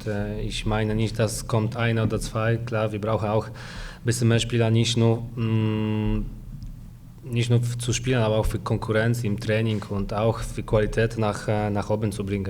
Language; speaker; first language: German; non-native, fluent; Polish